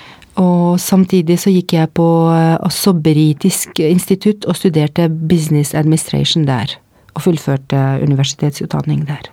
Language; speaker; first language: Norwegian; non-native, fluent; Arabic